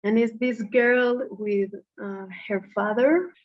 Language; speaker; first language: English; non-native, fluent; Spanish